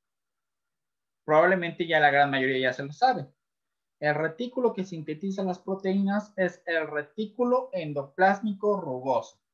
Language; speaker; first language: Spanish; native; Spanish